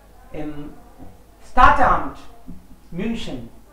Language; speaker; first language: German; non-native, fluent; Hindi